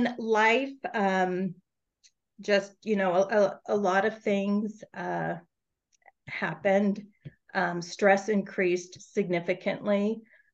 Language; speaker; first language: English; native; English